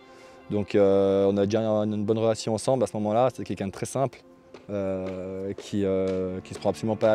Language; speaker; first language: French; native; French